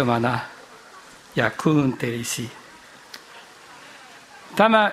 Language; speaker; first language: Finnish; non-native, fluent; Japanese